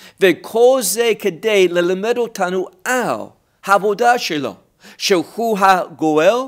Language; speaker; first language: Hebrew; non-native, fluent; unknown